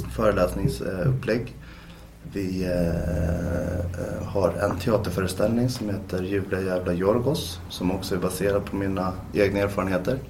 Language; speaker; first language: Swedish; native; Swedish